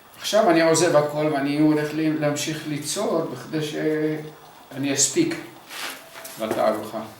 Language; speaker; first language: Hebrew; early bilingual, other home language; Arabic